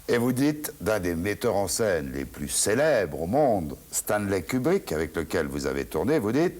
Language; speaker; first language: French; native; French